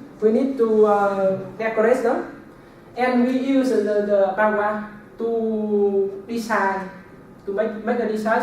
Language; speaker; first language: English; non-native, learner; Vietnamese